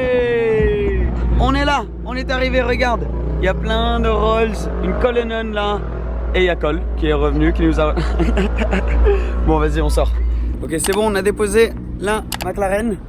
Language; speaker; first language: French; native; French